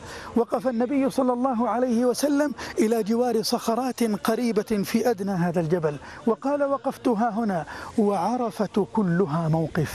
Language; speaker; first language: Arabic; native; Arabic